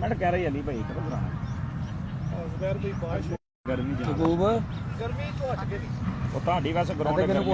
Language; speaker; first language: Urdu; non-native, local second language; Punjabi